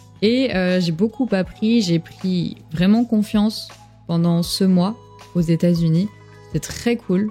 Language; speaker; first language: French; native; French